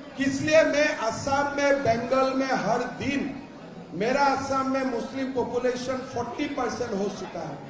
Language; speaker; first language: Hindi; non-native, local second language; Assamese